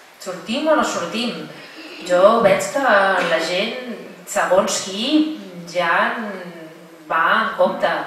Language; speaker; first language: Catalan; native; Catalan